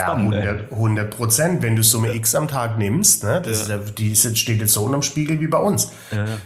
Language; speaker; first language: German; native; German